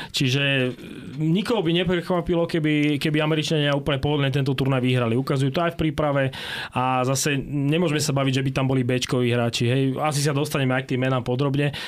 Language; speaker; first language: Slovak; native; Slovak